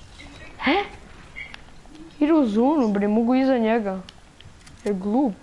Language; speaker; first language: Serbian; early bilingual, heritage; Serbian